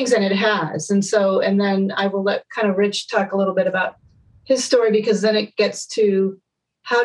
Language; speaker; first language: English; native; English